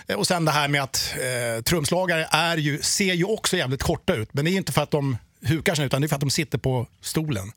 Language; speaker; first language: Swedish; native; Swedish